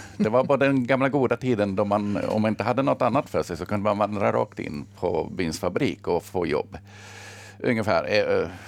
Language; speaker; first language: Swedish; early bilingual, other home language; Finnish